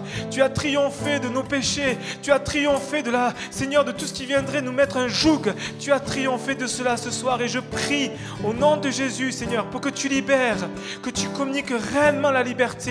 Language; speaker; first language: French; native; French